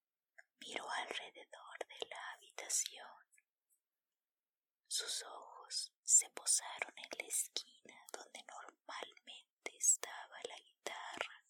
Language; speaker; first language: Spanish; native; Spanish